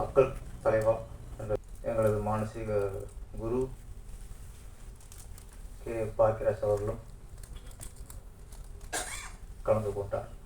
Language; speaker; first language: Tamil; native; Tamil